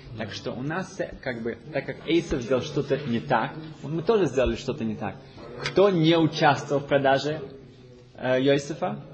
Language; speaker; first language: Russian; early bilingual, heritage; Russian